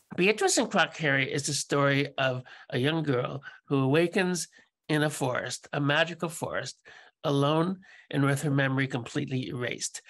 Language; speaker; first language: English; native; English